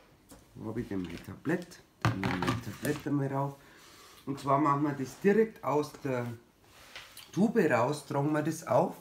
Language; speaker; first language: German; native; German